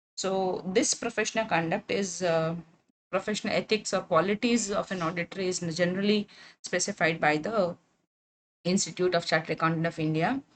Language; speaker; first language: English; non-native, local second language; Kannada